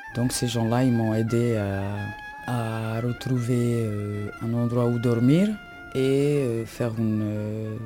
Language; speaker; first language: French; non-native, fluent; Slovak